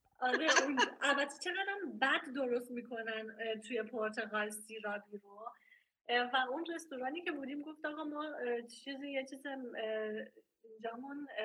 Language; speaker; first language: Persian; early bilingual, heritage; Persian